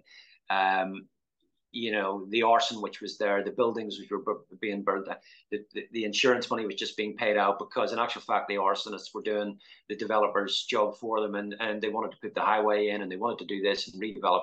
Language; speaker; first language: English; native; English